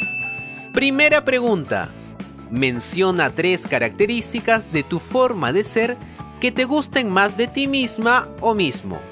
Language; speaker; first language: Spanish; native; Spanish